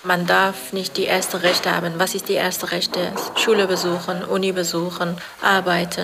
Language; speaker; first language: German; non-native, learner; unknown